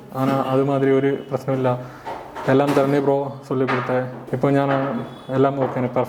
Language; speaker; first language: Tamil; non-native, local second language; Malayalam